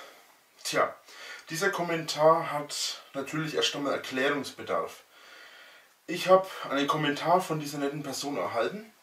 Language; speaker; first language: German; native; German